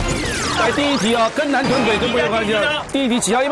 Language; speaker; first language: Chinese; native; Chinese